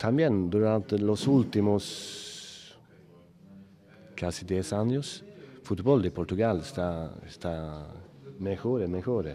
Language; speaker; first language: Spanish; non-native, learner; Italian